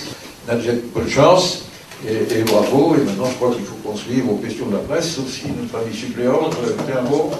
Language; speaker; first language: French; native; French